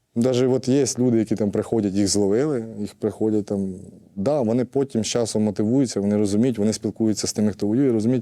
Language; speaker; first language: Ukrainian; native; Ukrainian